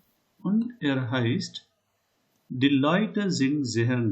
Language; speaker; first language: German; non-native, learner; Hindi